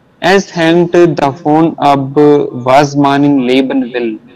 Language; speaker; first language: German; non-native, learner; Hindi